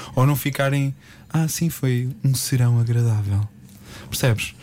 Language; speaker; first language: Portuguese; native; Portuguese